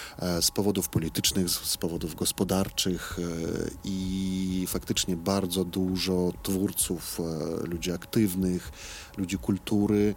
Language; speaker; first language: Polish; non-native, fluent; Belarusian